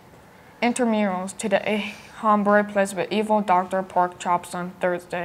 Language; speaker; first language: English; native; English